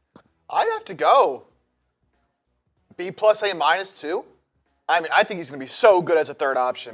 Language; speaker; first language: English; native; English